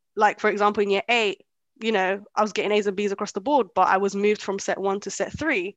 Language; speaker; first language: English; early bilingual, other home language; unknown